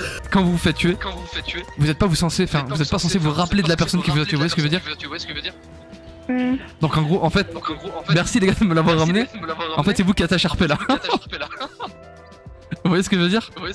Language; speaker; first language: French; native; French